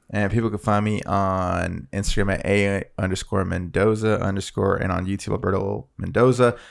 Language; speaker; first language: English; native; English